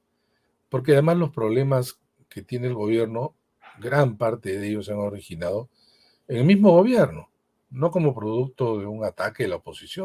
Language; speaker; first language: Spanish; native; Spanish